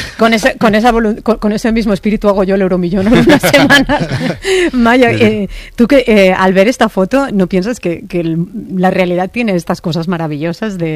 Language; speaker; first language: Spanish; native; Spanish